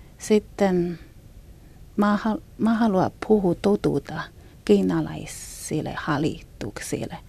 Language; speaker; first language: Finnish; non-native, learner; Chinese